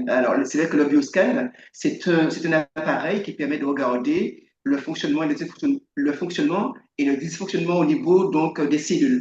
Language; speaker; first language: French; native; French